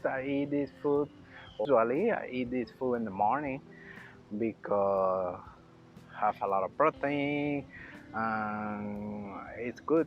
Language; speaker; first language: English; non-native, learner; Spanish